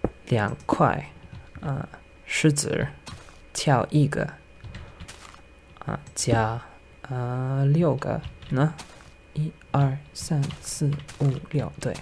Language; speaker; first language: Chinese; non-native, learner; English